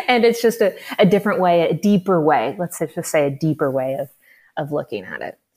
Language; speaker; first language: English; native; English